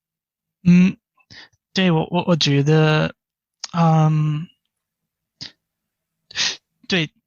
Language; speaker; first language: Chinese; non-native, fluent; English